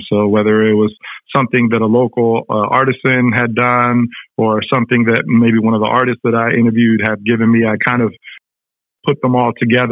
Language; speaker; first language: English; early bilingual, other home language; Spanish